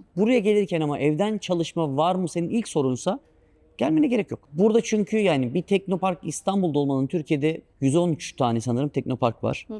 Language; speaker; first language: Turkish; native; Turkish